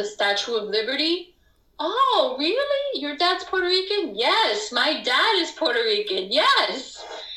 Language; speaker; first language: English; non-native, fluent; Spanish